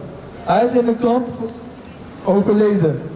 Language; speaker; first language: Dutch; non-native, fluent; Uyghur